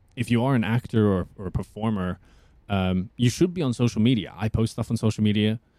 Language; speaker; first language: English; native; English